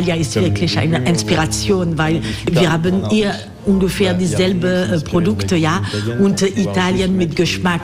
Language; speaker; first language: German; non-native, learner; French